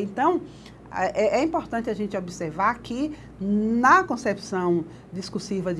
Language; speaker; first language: Portuguese; native; Portuguese